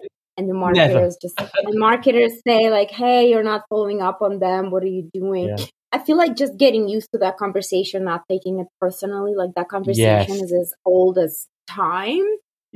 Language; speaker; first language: English; non-native, fluent; Russian